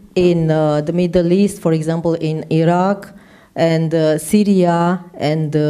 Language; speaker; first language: English; non-native, fluent; Romanian